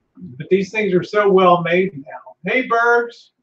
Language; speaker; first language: English; native; English